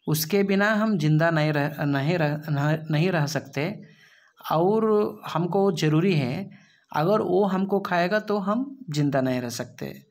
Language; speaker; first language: Hindi; non-native, local second language; Kannada